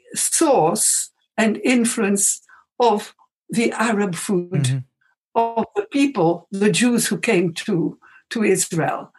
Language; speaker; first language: English; non-native, fluent; Arabic